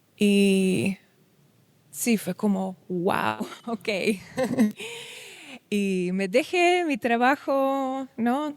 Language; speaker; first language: Spanish; non-native, learner; Dutch